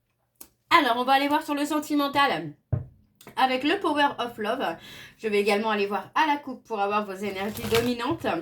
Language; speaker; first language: French; native; French